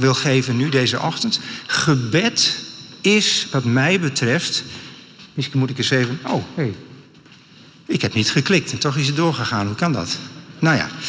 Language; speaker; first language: Dutch; native; Dutch